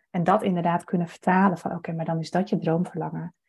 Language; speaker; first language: Dutch; native; Dutch